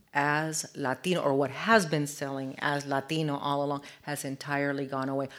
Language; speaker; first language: English; early bilingual, other home language; Spanish